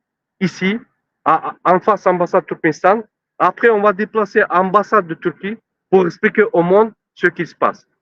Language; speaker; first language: French; non-native, learner; Turkmen